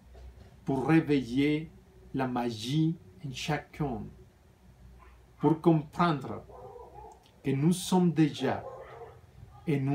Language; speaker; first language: French; non-native, fluent; Spanish